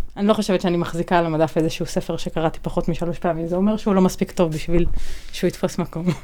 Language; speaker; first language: Hebrew; native; Hebrew